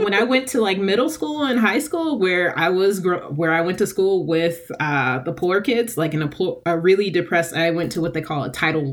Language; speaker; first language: English; native; English